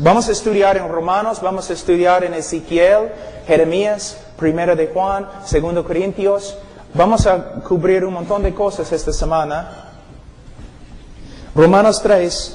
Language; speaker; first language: Spanish; non-native, fluent; English